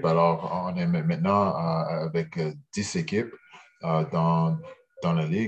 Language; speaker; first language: French; early bilingual, heritage; English